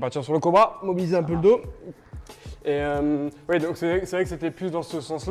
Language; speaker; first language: French; native; French